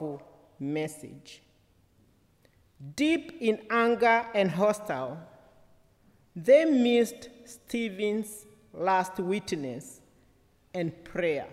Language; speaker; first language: English; non-native, local second language; Kikuyu